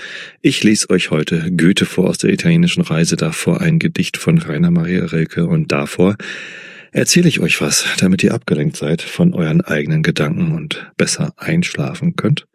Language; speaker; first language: German; native; German